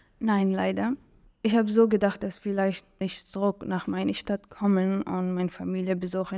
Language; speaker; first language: German; non-native, learner; Persian